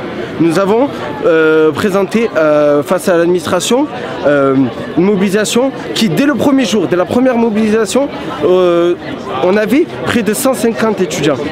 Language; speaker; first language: French; native; French